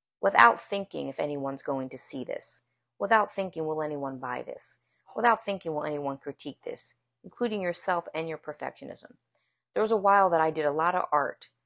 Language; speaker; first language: English; native; English